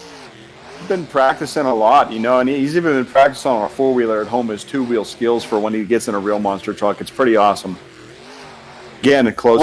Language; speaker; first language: English; native; English